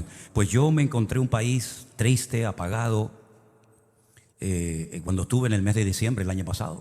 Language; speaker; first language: Spanish; native; Spanish